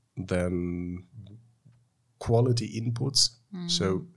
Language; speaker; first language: English; non-native, fluent; German